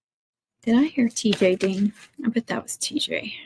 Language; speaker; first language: English; native; English